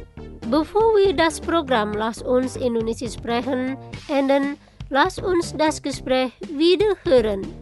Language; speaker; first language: German; non-native, fluent; Indonesian